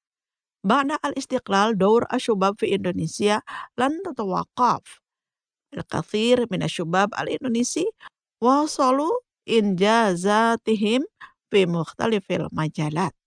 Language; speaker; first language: Arabic; non-native, fluent; Indonesian